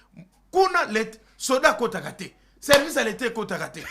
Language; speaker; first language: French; non-native, local second language; Lingala